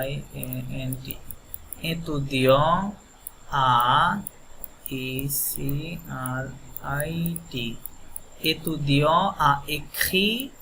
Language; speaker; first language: French; non-native, fluent; Bangla